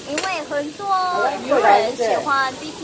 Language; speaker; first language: Chinese; non-native, learner; Korean